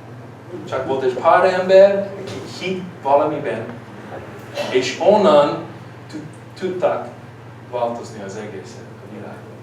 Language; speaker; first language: Hungarian; early bilingual, heritage; English